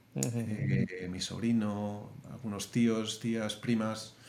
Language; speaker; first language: Spanish; native; Spanish